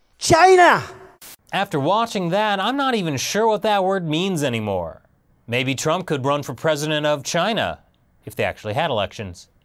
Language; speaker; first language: English; native; English